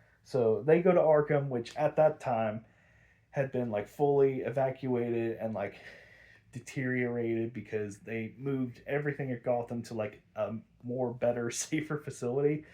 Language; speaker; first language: English; native; English